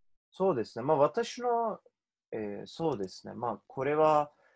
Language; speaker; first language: Japanese; non-native, fluent; Turkish